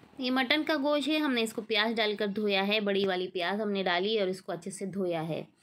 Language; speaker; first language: Hindi; native; Hindi